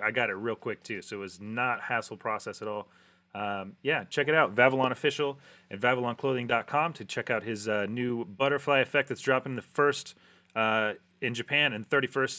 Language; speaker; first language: English; early bilingual, other home language; Japanese